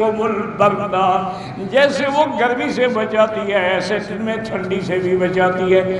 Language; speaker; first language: Urdu; native; Urdu